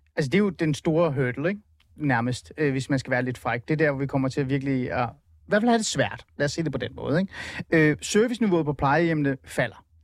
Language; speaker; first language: Danish; native; Danish